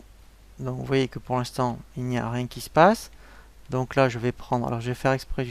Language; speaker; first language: French; native; French